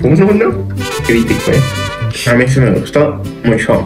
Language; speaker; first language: Spanish; native; Spanish